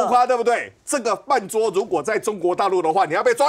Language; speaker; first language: Chinese; native; Chinese